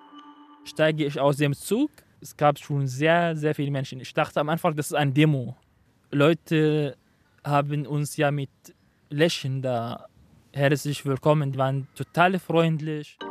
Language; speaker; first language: German; non-native, fluent; Arabic